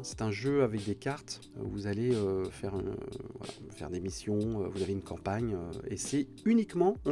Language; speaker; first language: French; native; French